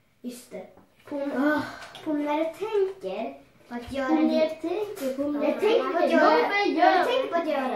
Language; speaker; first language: Swedish; early bilingual, other home language; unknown